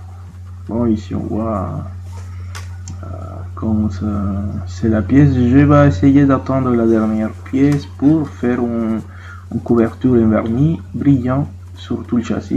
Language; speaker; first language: French; non-native, fluent; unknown